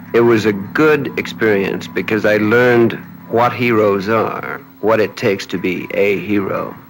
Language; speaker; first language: English; native; English